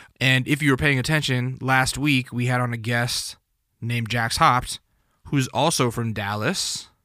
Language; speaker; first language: English; native; English